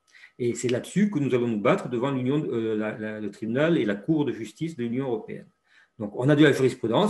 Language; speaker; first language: French; native; French